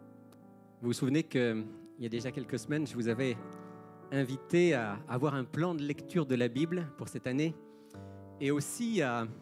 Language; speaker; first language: French; native; French